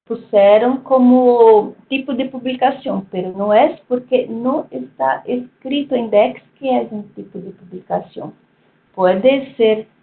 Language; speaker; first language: Spanish; non-native, fluent; Portuguese